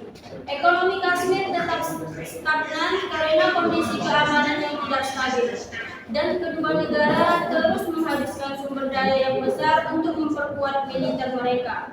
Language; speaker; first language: Indonesian; native; Indonesian